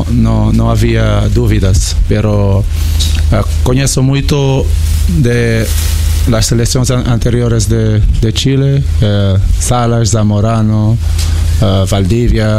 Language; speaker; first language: Spanish; non-native, learner; Portuguese